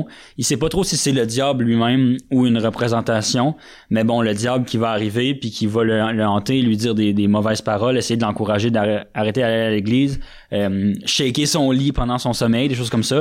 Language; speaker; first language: French; native; French